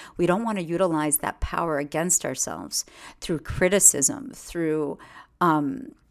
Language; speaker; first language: English; early bilingual, other home language; Russian